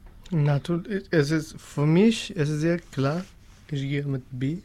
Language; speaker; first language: German; non-native, learner; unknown